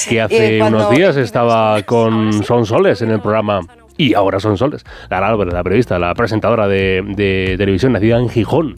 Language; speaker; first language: Spanish; native; Spanish